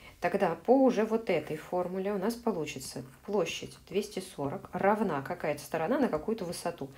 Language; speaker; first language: Russian; native; Russian